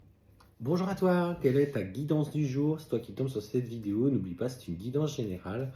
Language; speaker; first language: French; native; French